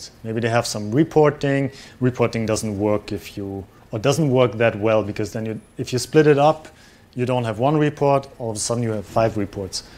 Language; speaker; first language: English; non-native, fluent; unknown